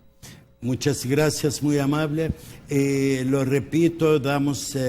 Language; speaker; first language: Spanish; non-native, local second language; Arabic